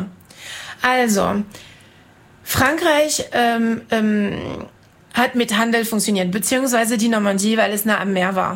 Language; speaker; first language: German; non-native, fluent; French